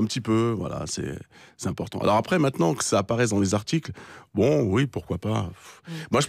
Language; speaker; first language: French; native; French